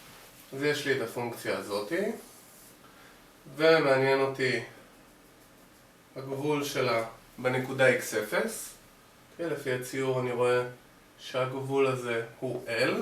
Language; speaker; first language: Hebrew; native; Hebrew